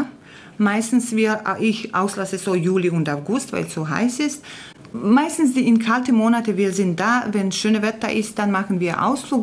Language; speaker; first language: German; non-native, fluent; Croatian